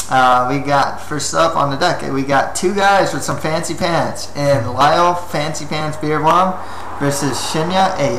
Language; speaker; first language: English; native; English